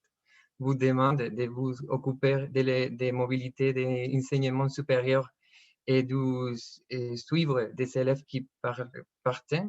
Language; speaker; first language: French; non-native, fluent; Spanish